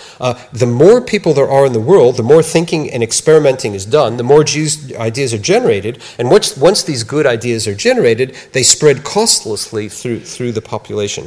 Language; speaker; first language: English; native; English